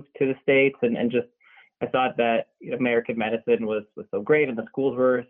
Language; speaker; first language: English; native; English